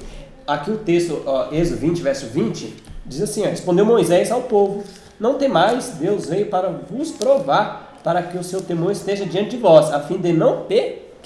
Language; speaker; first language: Portuguese; native; Portuguese